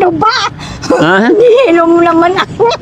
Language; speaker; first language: Filipino; non-native, local second language; Iloko